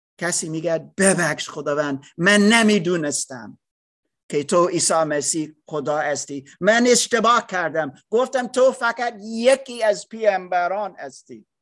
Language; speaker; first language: Persian; non-native, learner; English